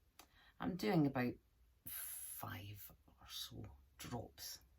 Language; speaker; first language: English; native; English